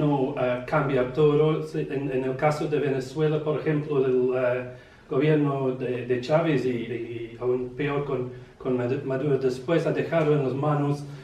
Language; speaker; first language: Spanish; non-native, learner; English